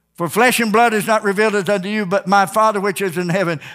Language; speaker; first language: English; native; English